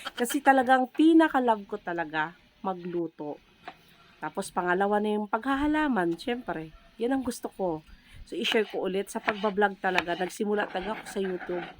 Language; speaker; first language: Filipino; non-native, local second language; Cebuano